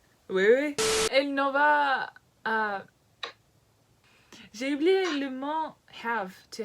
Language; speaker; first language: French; non-native, learner; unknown